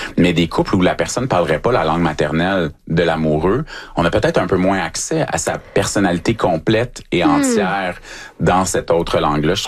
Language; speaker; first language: French; native; French